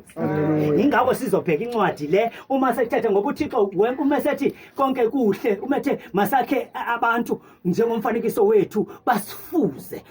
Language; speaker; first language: Zulu; non-native, local second language; Xhosa